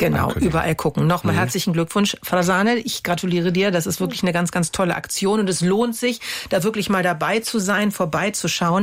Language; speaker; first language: German; native; German